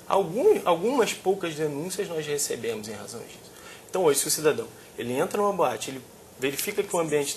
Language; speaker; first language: Portuguese; native; Portuguese